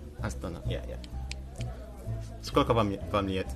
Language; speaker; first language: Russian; non-native, learner; Indonesian